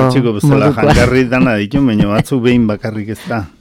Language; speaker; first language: Basque; native; Basque